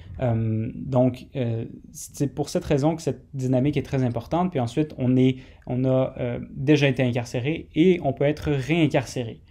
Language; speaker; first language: French; native; French